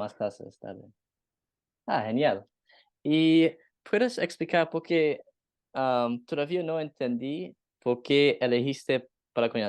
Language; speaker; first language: Spanish; non-native, learner; English